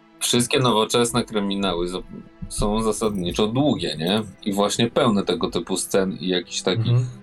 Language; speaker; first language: Polish; native; Polish